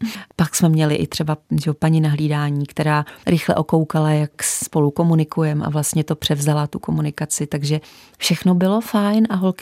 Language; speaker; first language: Czech; native; Czech